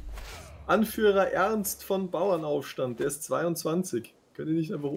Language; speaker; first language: German; native; German